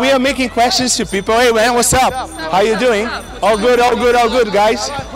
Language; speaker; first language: English; non-native, fluent; Portuguese